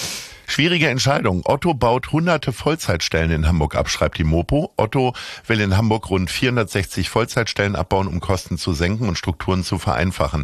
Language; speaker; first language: German; native; German